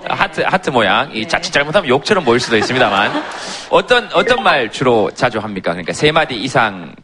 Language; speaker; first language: Korean; native; Korean